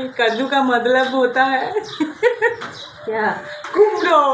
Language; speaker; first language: Hindi; non-native, local second language; Bangla